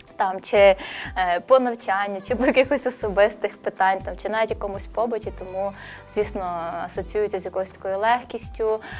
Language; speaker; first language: Ukrainian; native; Ukrainian